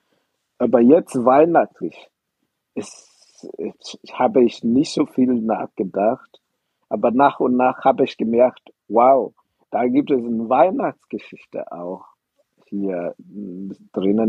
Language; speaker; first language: German; non-native, fluent; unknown